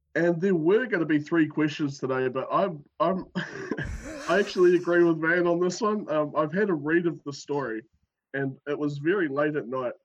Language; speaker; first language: English; native; English